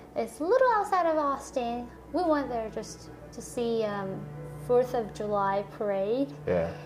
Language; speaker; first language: English; non-native, fluent; Korean